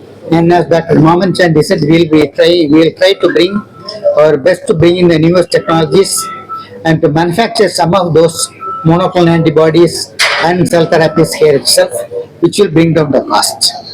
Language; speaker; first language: English; non-native, local second language; Tamil